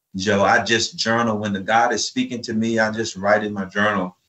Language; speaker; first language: English; native; English